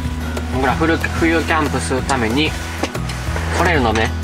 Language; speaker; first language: Japanese; native; Japanese